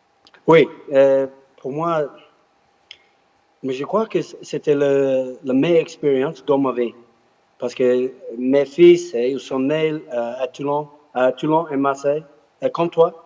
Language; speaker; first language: French; non-native, learner; English